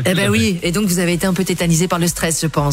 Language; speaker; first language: French; native; French